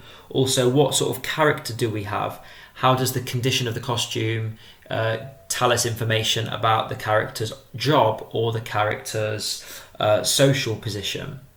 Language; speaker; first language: English; native; English